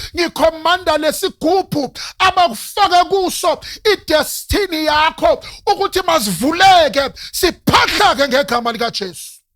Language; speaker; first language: Zulu; non-native, local second language; Northern Sotho